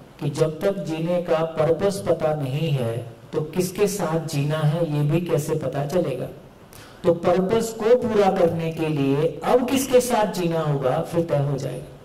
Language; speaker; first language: Hindi; native; Hindi